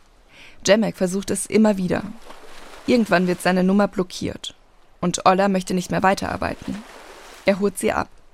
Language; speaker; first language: German; native; German